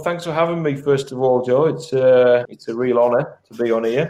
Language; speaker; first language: English; native; English